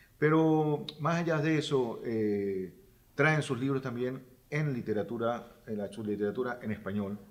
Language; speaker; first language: Spanish; native; Spanish